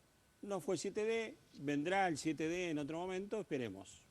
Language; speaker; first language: Spanish; native; Spanish